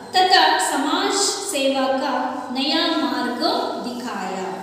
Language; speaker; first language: Hindi; non-native, local second language; Kannada